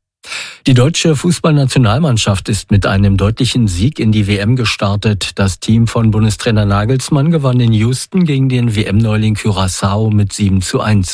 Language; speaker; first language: German; native; German